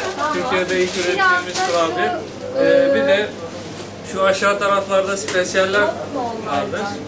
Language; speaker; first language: Turkish; native; Turkish